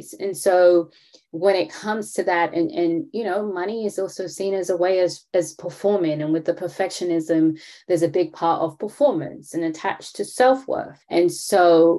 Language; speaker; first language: English; native; English